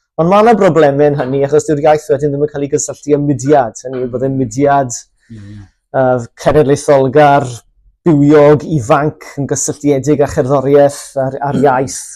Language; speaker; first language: Welsh; native; Welsh